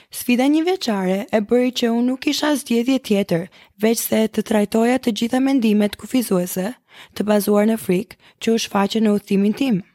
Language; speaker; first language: Albanian; early bilingual, heritage; Albanian